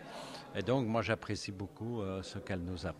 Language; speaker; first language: French; native; French